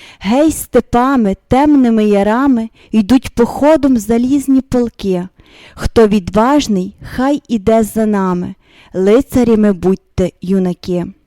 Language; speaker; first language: Ukrainian; native; Ukrainian